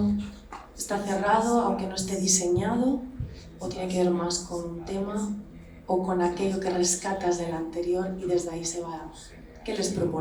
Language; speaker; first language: Spanish; native; Spanish